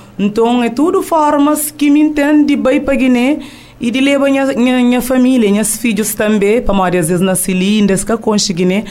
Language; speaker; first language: Portuguese; non-native, local second language; Kabuverdianu